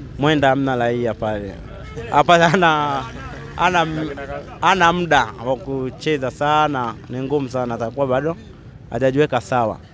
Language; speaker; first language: Swahili; native; Swahili